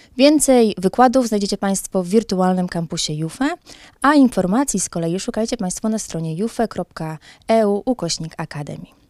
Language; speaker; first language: Polish; native; Polish